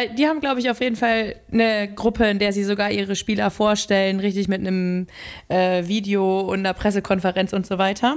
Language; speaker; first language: German; native; German